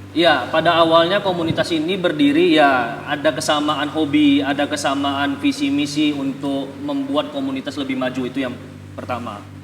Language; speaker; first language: Indonesian; native; Indonesian